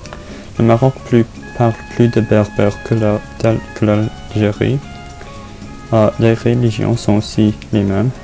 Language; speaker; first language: French; non-native, learner; English